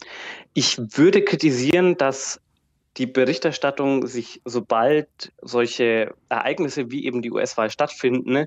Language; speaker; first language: German; native; German